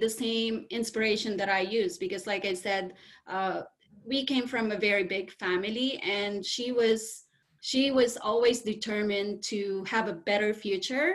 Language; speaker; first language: English; non-native, local second language; Filipino